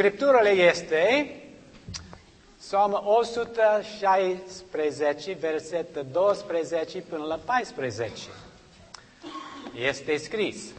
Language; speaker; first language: Romanian; non-native, learner; English